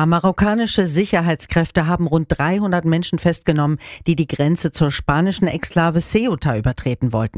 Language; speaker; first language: German; native; German